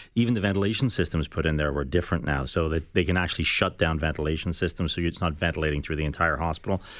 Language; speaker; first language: English; native; English